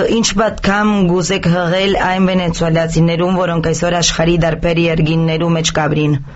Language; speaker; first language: Armenian; early bilingual, heritage; Armenian